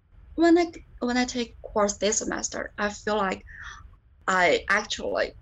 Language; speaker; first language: English; non-native, learner; Chinese